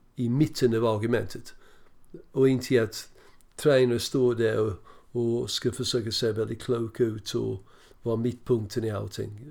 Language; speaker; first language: Swedish; non-native, fluent; English